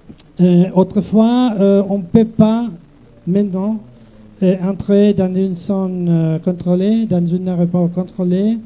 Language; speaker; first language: French; non-native, learner; Spanish